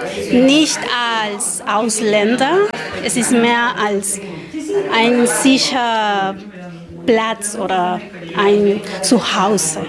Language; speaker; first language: German; non-native, learner; Spanish